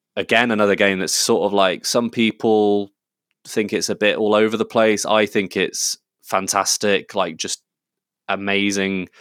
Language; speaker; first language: English; native; English